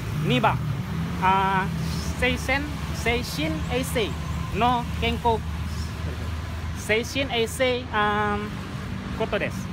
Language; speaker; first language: Japanese; non-native, learner; Indonesian